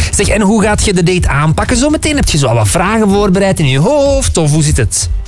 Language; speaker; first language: Dutch; native; Dutch